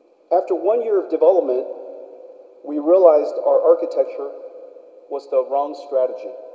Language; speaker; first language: English; early bilingual, other home language; Min Nan Chinese